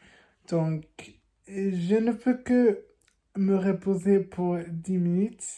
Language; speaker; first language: French; non-native, learner; English